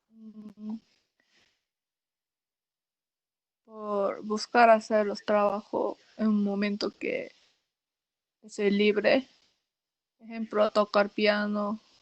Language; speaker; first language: Spanish; non-native, learner; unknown